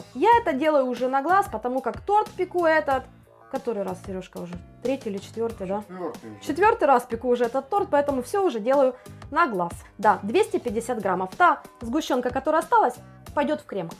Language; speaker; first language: Russian; native; Russian